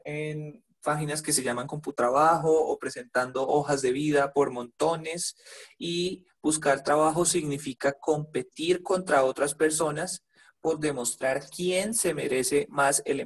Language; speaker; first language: Spanish; native; Spanish